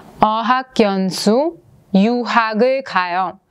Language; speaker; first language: Korean; non-native, fluent; Russian